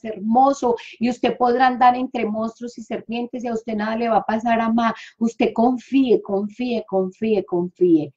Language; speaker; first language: Spanish; native; Spanish